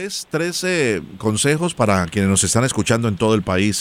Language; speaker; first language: Spanish; native; Spanish